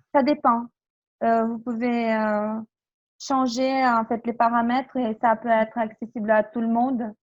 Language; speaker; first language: French; non-native, fluent; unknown